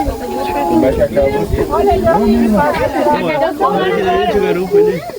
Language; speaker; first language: Portuguese; native; Portuguese